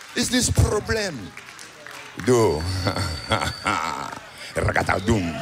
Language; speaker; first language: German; non-native, learner; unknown